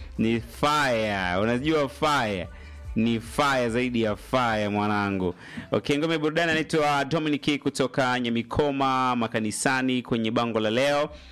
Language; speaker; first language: Swahili; native; Swahili